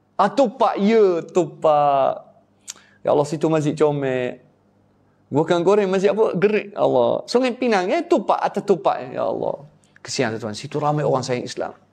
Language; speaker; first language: Malay; native; Malay